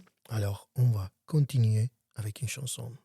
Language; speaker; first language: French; non-native, learner; Armenian